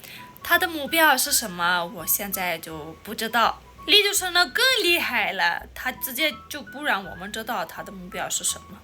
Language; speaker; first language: Chinese; non-native, fluent; Armenian